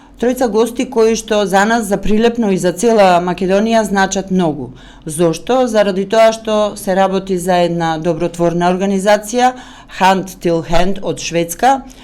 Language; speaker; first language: Macedonian; native; Macedonian